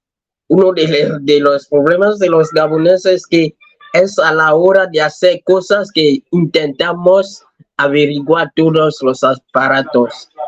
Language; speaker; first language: Spanish; non-native, learner; French